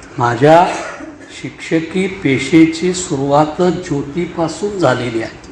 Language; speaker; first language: Marathi; non-native, local second language; Kannada